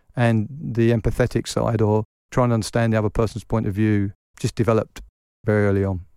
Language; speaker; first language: English; native; English